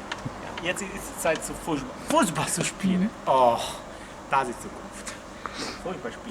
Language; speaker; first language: German; non-native, learner; Italian